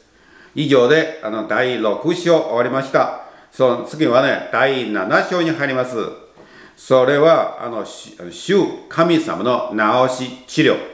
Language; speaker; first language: Japanese; non-native, learner; Chinese